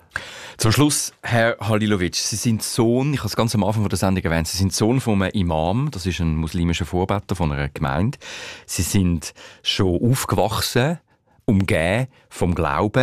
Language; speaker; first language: German; native; German